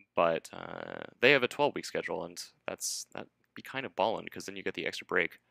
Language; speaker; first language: English; native; English